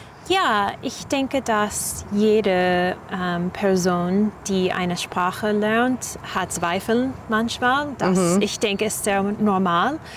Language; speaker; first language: German; non-native, learner; English